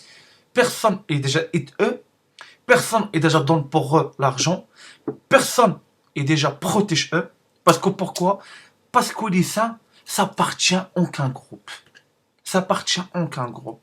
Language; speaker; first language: French; non-native, learner; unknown